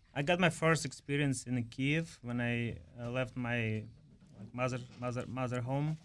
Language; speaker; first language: English; non-native, learner; Ukrainian